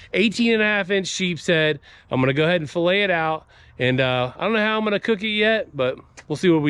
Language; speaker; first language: English; native; English